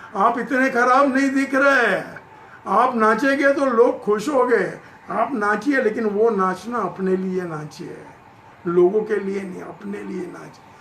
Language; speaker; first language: Hindi; non-native, local second language; Gujarati